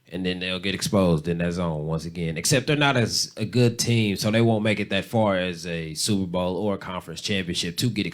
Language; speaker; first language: English; native; English